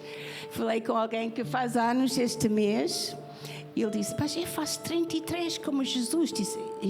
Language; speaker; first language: Portuguese; non-native, fluent; English